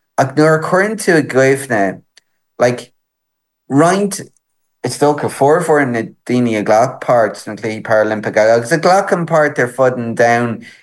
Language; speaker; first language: Irish; non-native, local second language; English